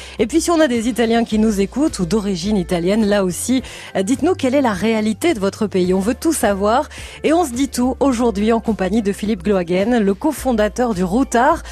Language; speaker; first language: French; native; French